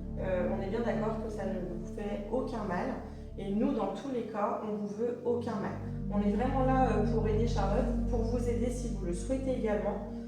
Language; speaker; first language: French; native; French